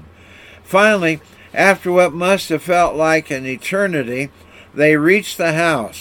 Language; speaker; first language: English; native; English